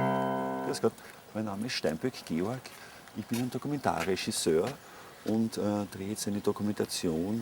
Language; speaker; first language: German; native; German